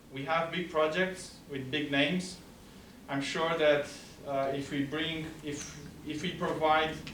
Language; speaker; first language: English; non-native, fluent; Romanian